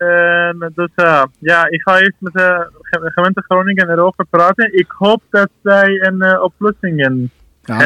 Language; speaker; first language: Dutch; non-native, learner; Persian